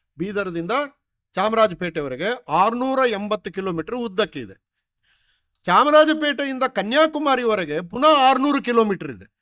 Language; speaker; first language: Kannada; non-native, local second language; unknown